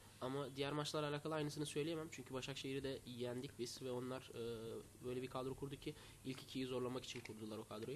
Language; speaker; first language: Turkish; native; Turkish